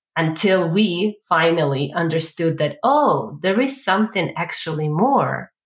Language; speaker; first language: English; non-native, fluent; Ukrainian